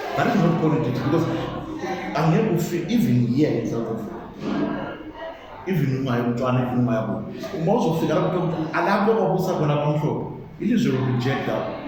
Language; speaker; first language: Zulu; native; Zulu